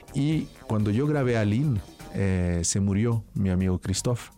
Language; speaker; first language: Spanish; early bilingual, heritage; French